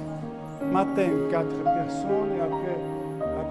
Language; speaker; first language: French; non-native, learner; Armenian